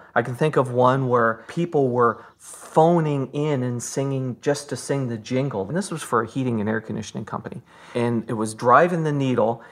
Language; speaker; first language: English; native; English